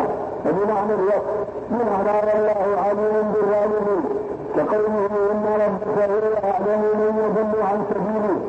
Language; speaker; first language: Arabic; native; Arabic